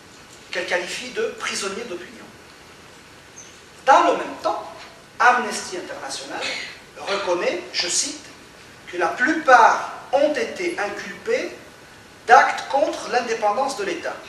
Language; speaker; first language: French; native; French